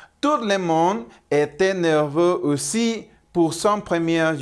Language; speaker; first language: French; non-native, learner; Spanish